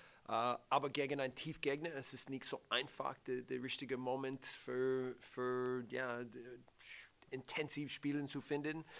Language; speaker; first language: German; non-native, learner; English